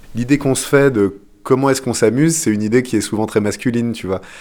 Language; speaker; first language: French; non-native, fluent; English